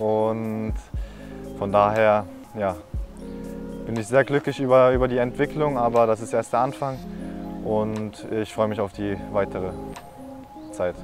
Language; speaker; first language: German; non-native, fluent; Japanese